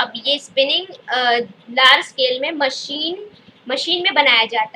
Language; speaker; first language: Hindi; native; Hindi